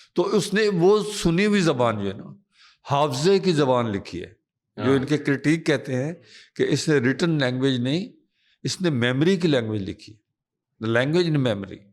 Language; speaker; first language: Urdu; non-native, local second language; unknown